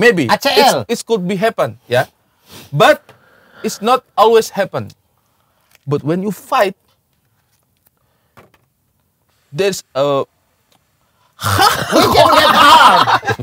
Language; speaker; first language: English; non-native, learner; Indonesian